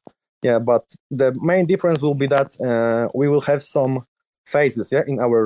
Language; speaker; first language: English; non-native, learner; Polish